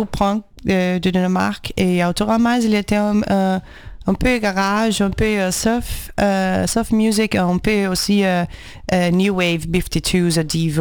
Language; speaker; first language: French; non-native, learner; Portuguese